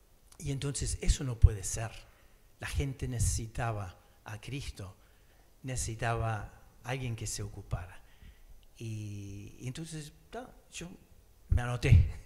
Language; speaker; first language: Spanish; early bilingual, other home language; English